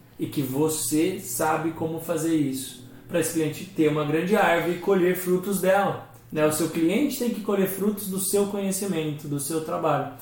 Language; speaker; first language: Portuguese; native; Portuguese